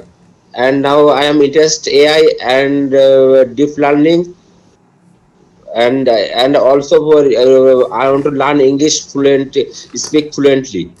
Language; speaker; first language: English; non-native, learner; Bangla